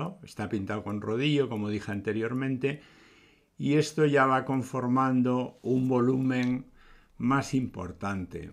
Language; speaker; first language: Spanish; native; Spanish